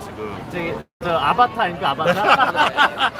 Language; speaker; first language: Korean; native; Korean